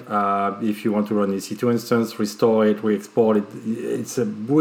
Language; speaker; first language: English; non-native, fluent; French